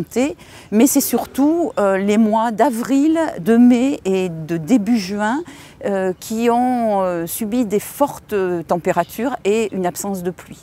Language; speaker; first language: French; native; French